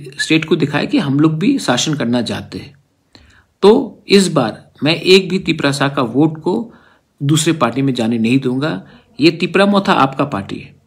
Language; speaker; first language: Hindi; non-native, local second language; Kok Borok